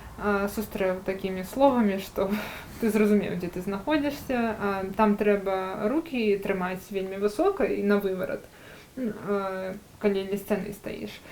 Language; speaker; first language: Belarusian; native; Belarusian